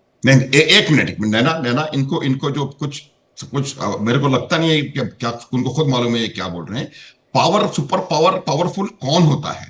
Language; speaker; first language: Hindi; native; Hindi